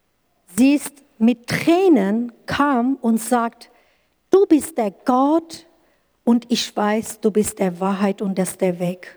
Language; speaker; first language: German; non-native, learner; Kurdish